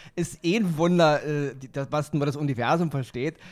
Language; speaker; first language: German; native; German